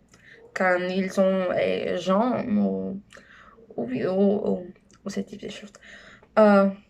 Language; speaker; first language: French; non-native, learner; Spanish